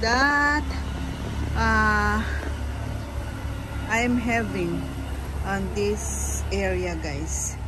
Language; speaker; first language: English; non-native, local second language; Filipino